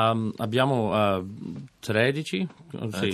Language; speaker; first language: Italian; non-native, learner; English